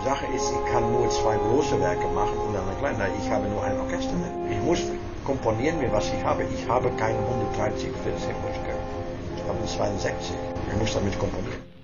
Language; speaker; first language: German; non-native, fluent; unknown